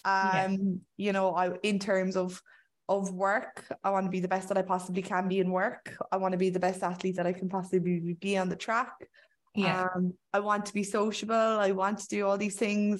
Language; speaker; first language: English; native; English